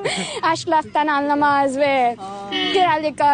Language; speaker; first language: Turkish; non-native, learner; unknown